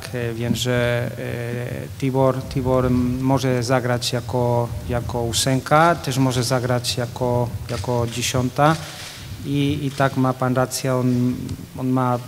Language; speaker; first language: Polish; non-native, fluent; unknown